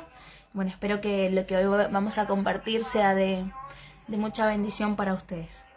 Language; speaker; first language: Spanish; native; Spanish